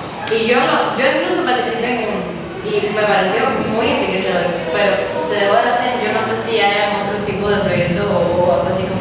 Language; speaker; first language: Spanish; native; Spanish